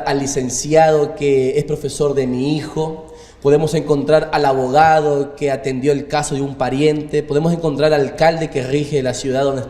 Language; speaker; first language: Spanish; native; Spanish